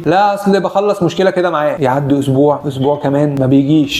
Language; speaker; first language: Arabic; native; Arabic